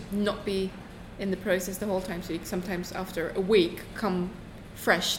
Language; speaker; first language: English; non-native, fluent; German